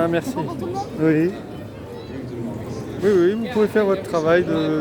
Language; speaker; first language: French; native; French